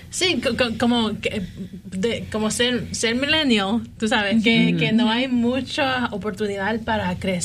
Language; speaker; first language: Spanish; early bilingual, heritage; Spanish